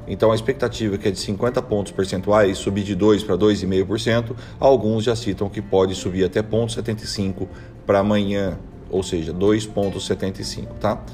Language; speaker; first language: Portuguese; native; Portuguese